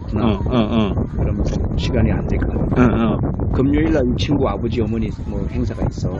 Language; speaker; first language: Korean; native; Korean